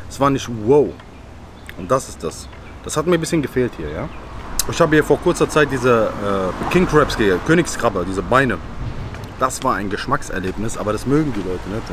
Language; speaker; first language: German; non-native, local second language; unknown